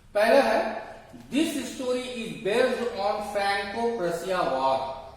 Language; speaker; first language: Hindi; native; Hindi